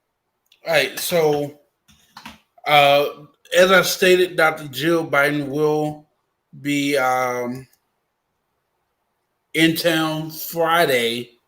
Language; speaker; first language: English; native; English